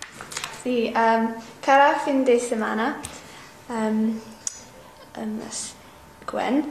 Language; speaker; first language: Spanish; non-native, learner; English